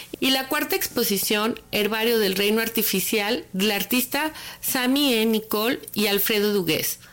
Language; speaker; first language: Spanish; native; Spanish